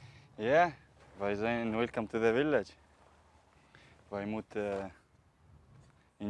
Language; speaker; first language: Dutch; non-native, learner; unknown